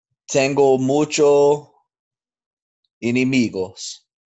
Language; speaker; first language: Spanish; non-native, learner; English